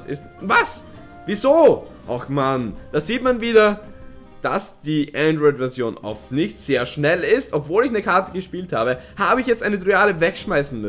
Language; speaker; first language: German; native; German